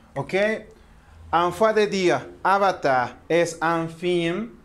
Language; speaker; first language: French; non-native, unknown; Spanish